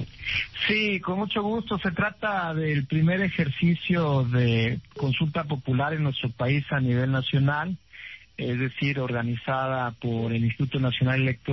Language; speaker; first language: Spanish; native; Spanish